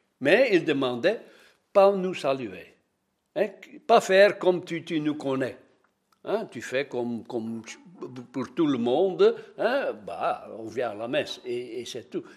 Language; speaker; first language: French; non-native, local second language; Dutch